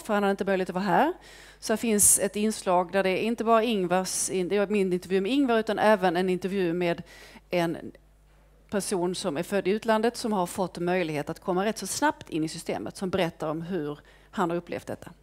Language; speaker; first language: Swedish; native; Swedish